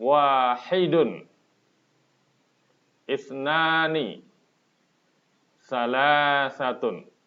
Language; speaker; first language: Arabic; non-native, fluent; Indonesian